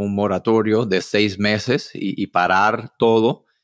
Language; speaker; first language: Spanish; early bilingual, heritage; Spanish